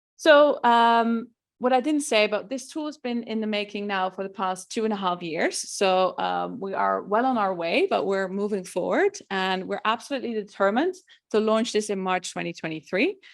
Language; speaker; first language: English; non-native, fluent; Dutch